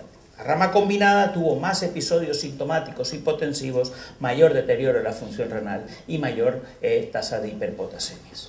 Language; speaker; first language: Spanish; native; Spanish